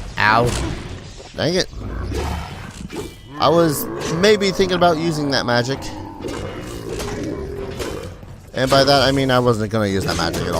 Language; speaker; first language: English; native; English